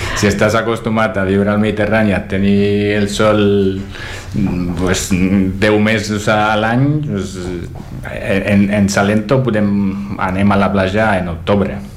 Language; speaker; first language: Catalan; non-native, fluent; Italian